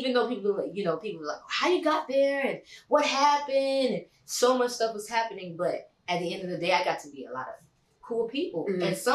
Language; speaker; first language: English; native; English